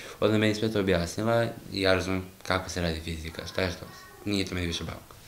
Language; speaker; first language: Serbian; native; Serbian